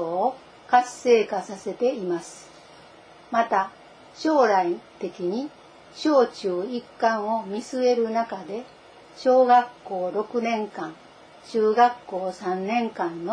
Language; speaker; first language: Japanese; native; Japanese